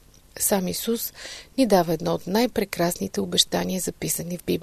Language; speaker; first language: Bulgarian; native; Bulgarian